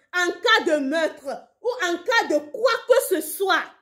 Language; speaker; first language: French; non-native, local second language; Ewe